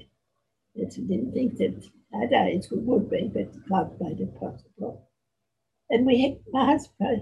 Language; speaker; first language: English; native; English